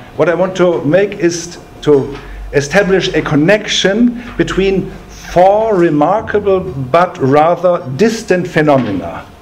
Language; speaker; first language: English; non-native, fluent; German